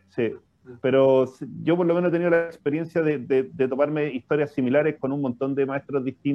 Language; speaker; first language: Spanish; native; Spanish